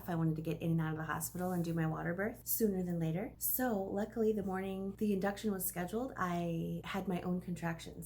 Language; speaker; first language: English; native; English